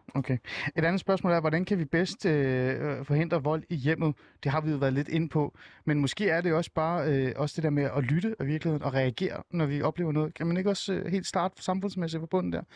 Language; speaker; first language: Danish; early bilingual, other home language; Persian